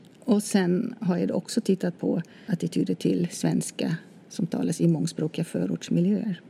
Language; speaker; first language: Swedish; non-native, fluent; Dutch